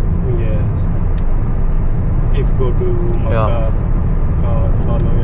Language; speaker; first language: English; non-native, learner; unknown